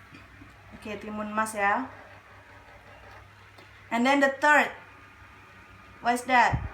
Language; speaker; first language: English; non-native, learner; Indonesian